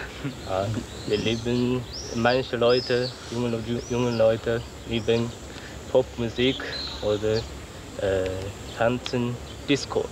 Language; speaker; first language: German; non-native, learner; Chinese